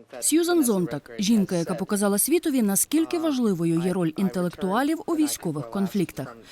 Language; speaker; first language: Ukrainian; native; Ukrainian